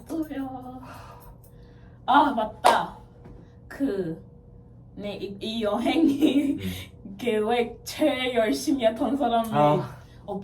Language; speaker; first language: Korean; non-native, fluent; English